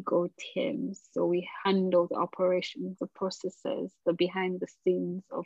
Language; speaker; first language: English; non-native, local second language; Ganda